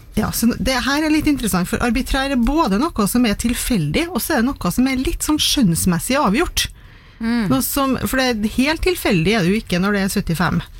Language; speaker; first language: Norwegian; native; Norwegian